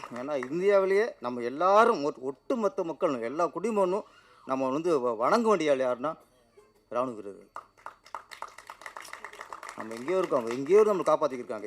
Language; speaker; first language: Tamil; native; Tamil